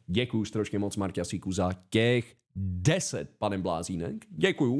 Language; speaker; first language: Czech; native; Czech